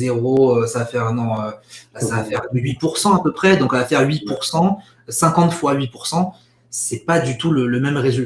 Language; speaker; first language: French; native; French